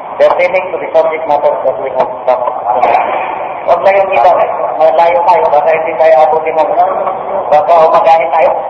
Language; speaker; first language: Filipino; non-native, local second language; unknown